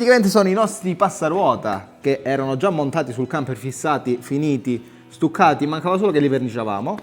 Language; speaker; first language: Italian; native; Italian